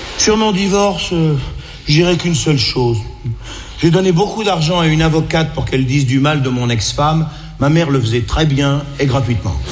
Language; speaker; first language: French; native; French